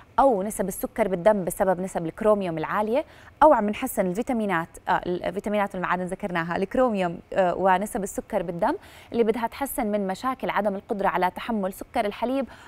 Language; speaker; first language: Arabic; native; Arabic